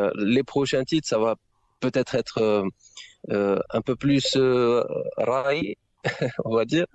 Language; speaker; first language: French; non-native, local second language; Arabic